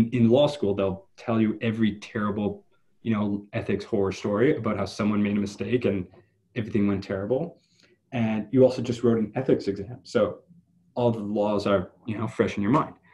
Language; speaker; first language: English; native; English